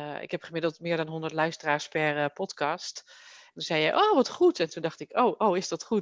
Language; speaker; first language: Dutch; native; Dutch